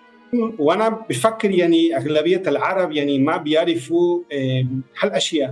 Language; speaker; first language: Arabic; non-native, fluent; Spanish